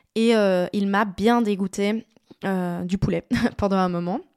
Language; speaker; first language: French; native; French